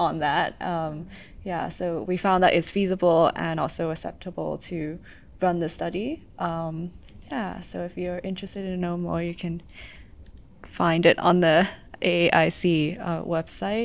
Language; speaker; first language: English; non-native, local second language; Cantonese